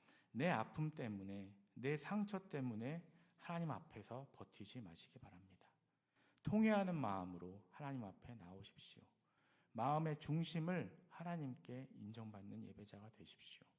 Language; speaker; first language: Korean; native; Korean